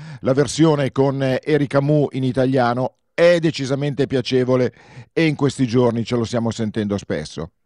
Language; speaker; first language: Italian; native; Italian